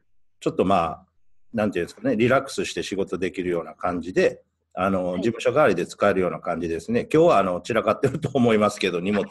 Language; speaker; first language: Japanese; native; Japanese